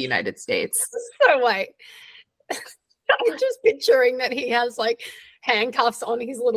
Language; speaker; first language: English; native; English